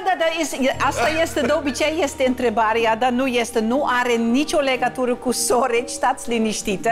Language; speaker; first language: Romanian; non-native, fluent; Dutch